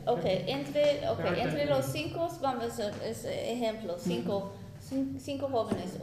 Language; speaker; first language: Spanish; non-native, fluent; English